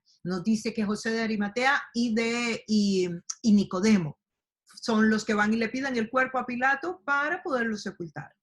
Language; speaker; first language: Spanish; native; Spanish